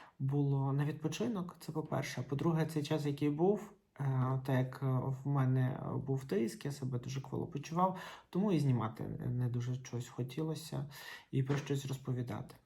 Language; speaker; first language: Ukrainian; native; Ukrainian